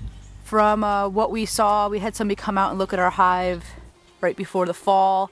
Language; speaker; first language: English; native; English